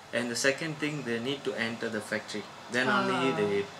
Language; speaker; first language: English; non-native, local second language; Tamil